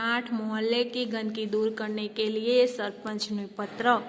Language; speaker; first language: Hindi; non-native, local second language; Gujarati